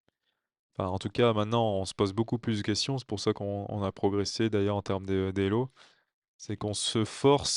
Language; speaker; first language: French; native; French